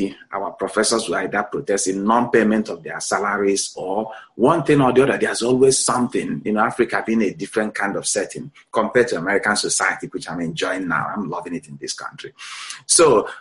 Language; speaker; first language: English; non-native, local second language; Igbo